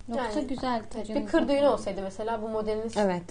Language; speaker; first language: Turkish; native; Turkish